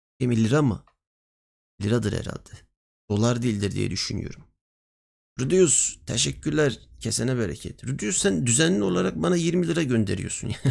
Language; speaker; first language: Turkish; native; Turkish